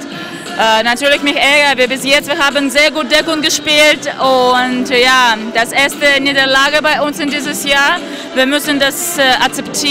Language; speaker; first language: German; non-native, learner; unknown